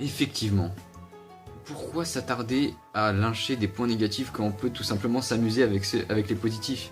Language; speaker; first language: French; native; French